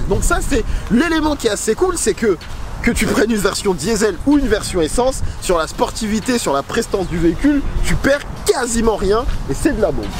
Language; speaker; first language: French; native; French